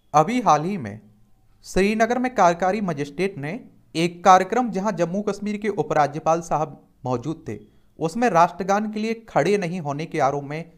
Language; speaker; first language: Hindi; native; Hindi